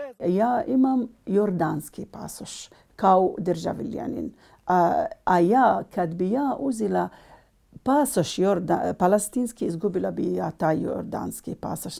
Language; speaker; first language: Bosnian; non-native, learner; Arabic